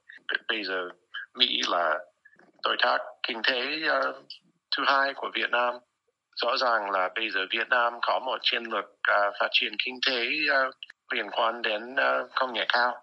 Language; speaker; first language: Vietnamese; non-native, fluent; English